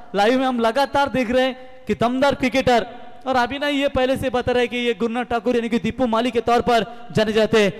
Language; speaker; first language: Hindi; non-native, local second language; Marathi